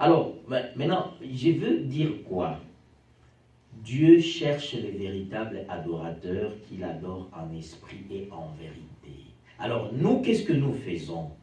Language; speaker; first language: French; non-native, local second language; Lingala